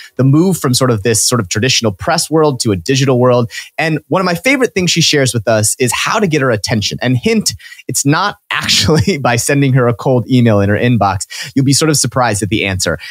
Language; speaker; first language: English; native; English